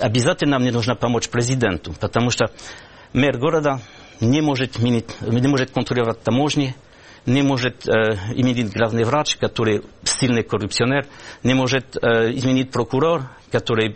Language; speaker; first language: Russian; non-native, fluent; French